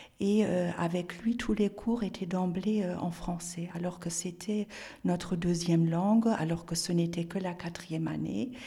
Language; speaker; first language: French; non-native, fluent; German